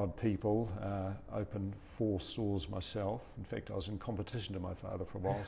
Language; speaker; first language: English; native; English